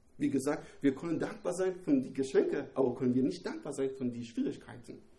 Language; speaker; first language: German; non-native, learner; Persian